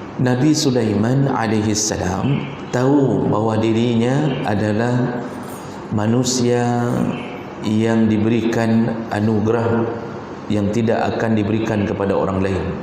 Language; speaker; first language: Malay; non-native, local second language; Achinese